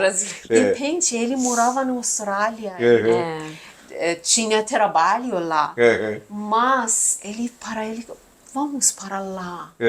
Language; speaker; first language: Portuguese; non-native, learner; Persian